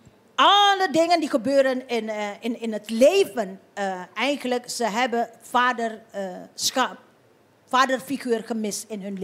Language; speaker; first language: Dutch; non-native, fluent; Indonesian